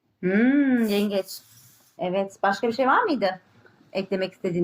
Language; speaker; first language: Turkish; native; Turkish